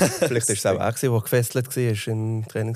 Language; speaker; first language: German; native; German